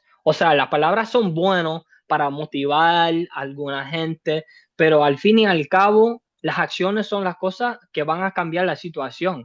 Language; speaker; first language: Spanish; early bilingual, heritage; Spanish